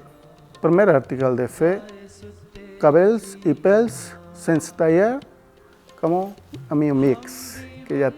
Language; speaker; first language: Catalan; non-native, learner; Punjabi